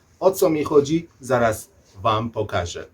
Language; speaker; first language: Polish; non-native, learner; Persian